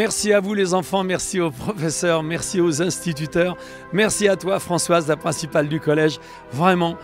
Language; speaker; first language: French; native; French